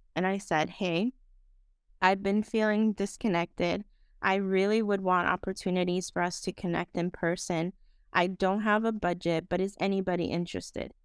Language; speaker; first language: English; non-native, fluent; Spanish